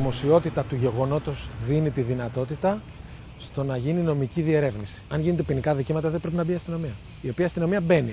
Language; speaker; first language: Greek; native; Greek